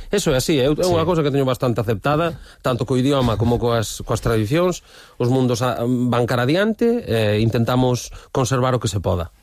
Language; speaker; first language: Galician; native; Galician